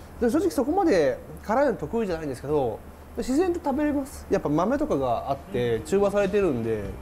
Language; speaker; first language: Japanese; native; Japanese